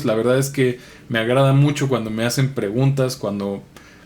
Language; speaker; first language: Spanish; native; Spanish